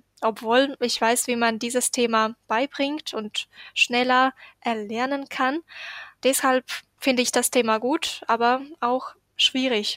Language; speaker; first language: German; non-native, fluent; Ukrainian